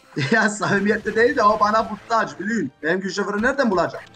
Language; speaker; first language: Turkish; early bilingual, heritage; Turkish